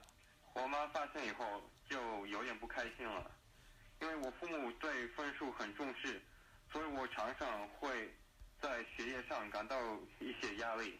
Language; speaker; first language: Chinese; early bilingual, heritage; Chinese